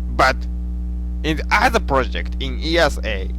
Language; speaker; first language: English; non-native, learner; Japanese